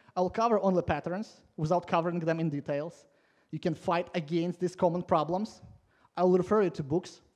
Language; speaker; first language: English; non-native, fluent; Latvian